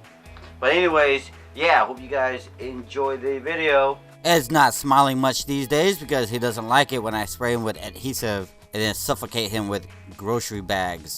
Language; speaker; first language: English; native; English